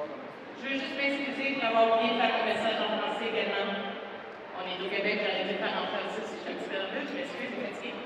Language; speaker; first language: French; non-native, local second language; English